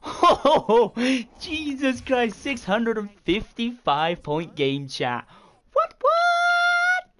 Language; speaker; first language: English; native; English